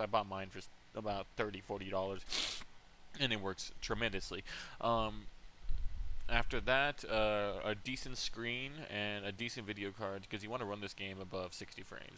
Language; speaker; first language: English; native; English